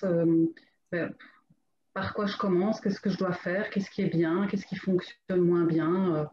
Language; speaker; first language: French; native; French